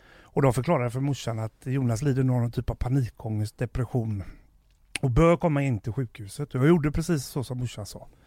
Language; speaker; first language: Swedish; native; Swedish